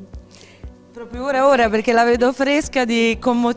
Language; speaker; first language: Italian; native; Italian